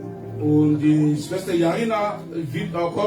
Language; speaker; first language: German; non-native, fluent; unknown